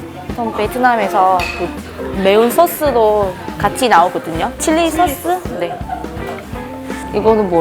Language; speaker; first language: Korean; non-native, fluent; Vietnamese